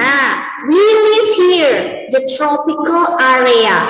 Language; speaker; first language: English; non-native, learner; Indonesian